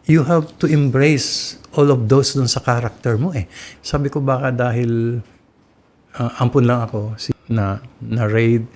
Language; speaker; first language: Filipino; non-native, local second language; Bikol